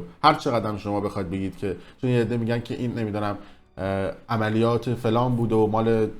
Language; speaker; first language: Persian; native; Persian